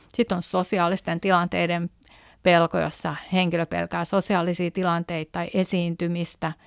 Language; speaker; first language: Finnish; native; Finnish